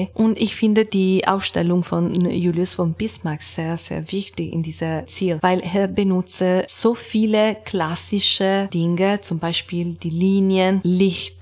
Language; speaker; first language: German; non-native, learner; Italian